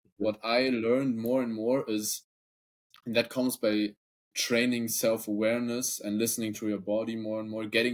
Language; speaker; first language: English; non-native, fluent; German